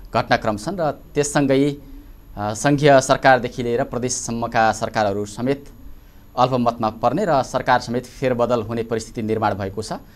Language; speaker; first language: Nepali; native; Nepali